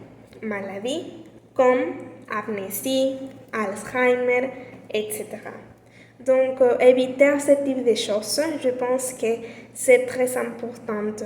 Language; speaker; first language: French; non-native, learner; Spanish